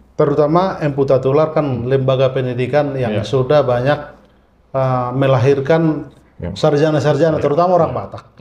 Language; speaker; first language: Indonesian; non-native, local second language; Batak Toba